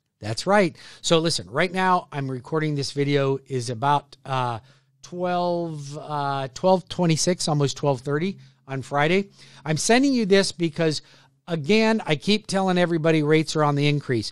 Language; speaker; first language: English; native; English